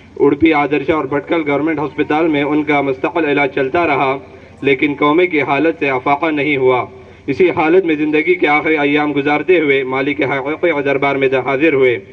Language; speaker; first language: Urdu; non-native, local second language; Konkani